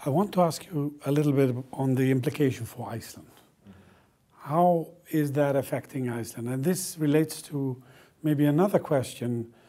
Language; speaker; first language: English; non-native, fluent; Icelandic